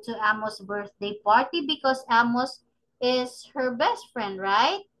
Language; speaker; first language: English; non-native, fluent; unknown